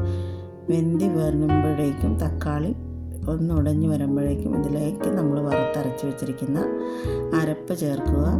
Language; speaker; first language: Malayalam; native; Malayalam